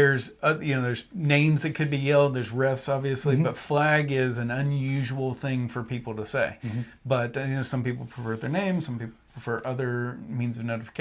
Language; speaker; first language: English; native; English